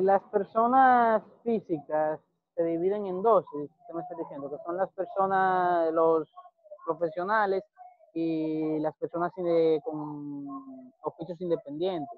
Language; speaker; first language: Spanish; native; Spanish